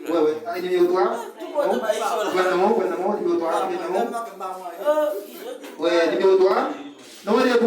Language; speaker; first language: French; non-native, learner; Haitian Creole